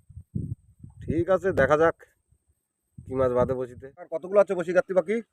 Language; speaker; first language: Bangla; native; Bangla